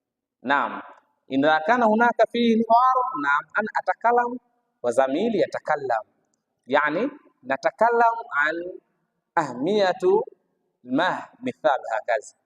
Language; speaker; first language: Arabic; non-native, fluent; Swahili